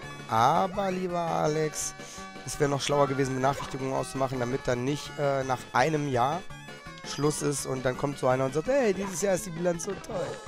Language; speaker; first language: German; native; German